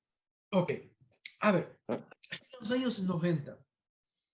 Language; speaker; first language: Spanish; non-native, fluent; Portuguese